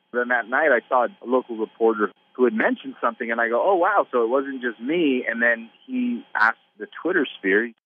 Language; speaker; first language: English; native; English